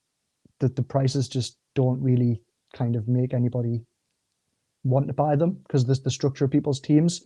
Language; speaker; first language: English; native; English